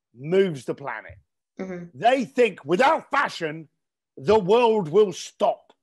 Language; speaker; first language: English; native; English